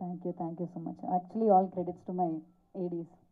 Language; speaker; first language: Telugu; non-native, learner; Malayalam